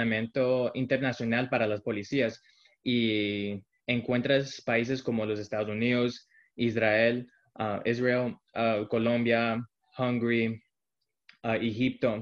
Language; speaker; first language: Spanish; early bilingual, heritage; Spanish